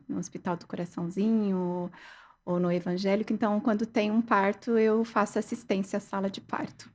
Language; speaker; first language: Portuguese; early bilingual, other home language; Arabic